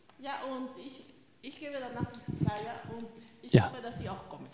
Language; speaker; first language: German; non-native, fluent; Spanish